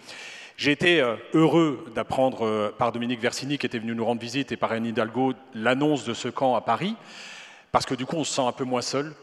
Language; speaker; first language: French; native; French